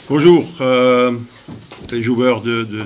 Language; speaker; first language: French; non-native, local second language; Dutch